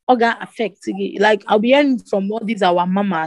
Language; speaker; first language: English; non-native, local second language; Igbo